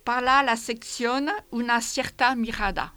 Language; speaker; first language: Spanish; non-native, fluent; French